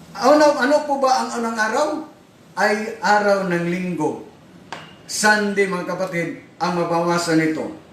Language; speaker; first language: Filipino; non-native, local second language; Cebuano